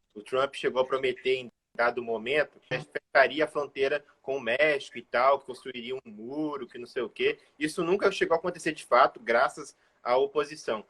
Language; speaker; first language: Portuguese; native; Portuguese